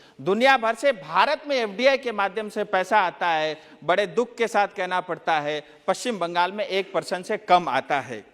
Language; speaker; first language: Hindi; non-native, local second language; Nepali